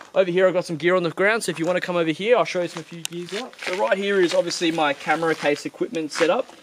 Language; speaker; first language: English; native; English